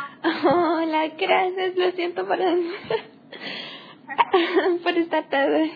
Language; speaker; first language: Spanish; non-native, learner; English